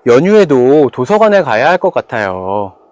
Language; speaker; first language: Korean; native; Korean